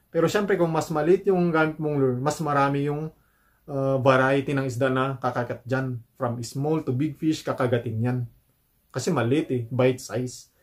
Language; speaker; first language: Filipino; native; Filipino